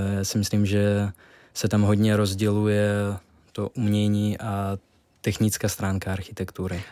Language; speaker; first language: Czech; non-native, fluent; Russian